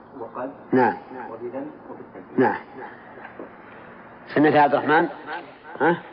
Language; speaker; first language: Arabic; native; Arabic